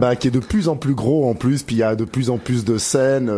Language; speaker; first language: French; native; French